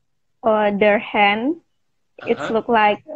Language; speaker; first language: English; non-native, learner; Indonesian